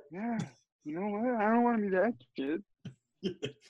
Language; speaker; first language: English; native; English